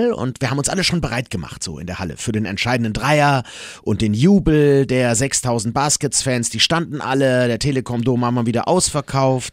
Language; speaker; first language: German; native; German